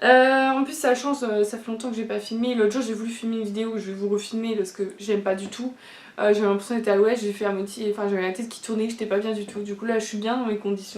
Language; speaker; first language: French; native; French